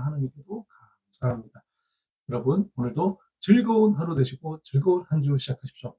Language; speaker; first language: Korean; native; Korean